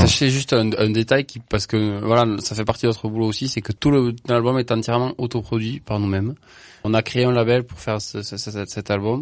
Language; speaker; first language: French; native; French